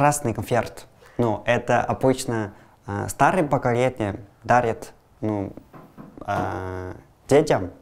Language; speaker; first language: Russian; non-native, learner; Chinese